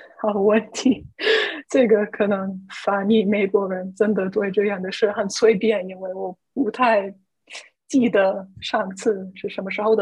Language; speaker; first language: Chinese; non-native, fluent; English